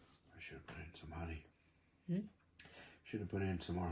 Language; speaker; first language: English; native; English